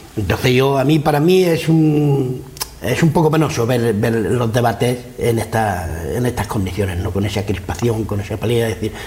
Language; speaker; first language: Spanish; non-native, local second language; Catalan